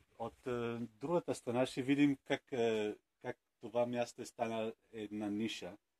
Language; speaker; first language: Bulgarian; non-native, fluent; French